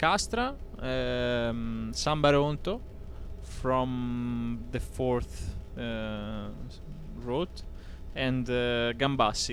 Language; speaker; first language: English; non-native, learner; Italian